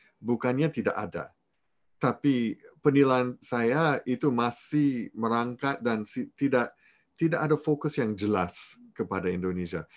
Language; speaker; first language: Indonesian; non-native, fluent; English